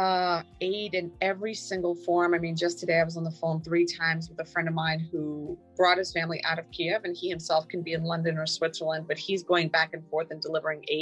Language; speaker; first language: English; non-native, fluent; Ukrainian